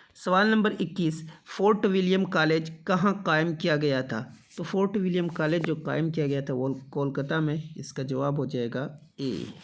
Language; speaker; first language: Urdu; native; Urdu